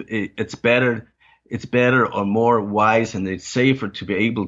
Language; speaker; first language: English; non-native, fluent; Danish